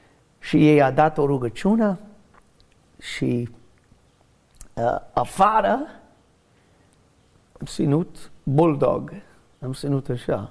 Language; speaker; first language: Romanian; non-native, learner; English